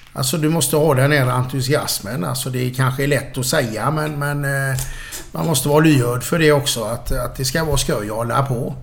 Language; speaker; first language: Swedish; native; Swedish